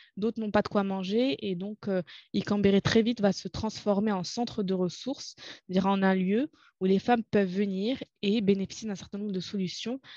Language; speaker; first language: French; non-native, local second language; Arabic